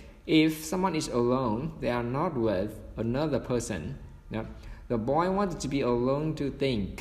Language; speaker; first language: English; non-native, fluent; Vietnamese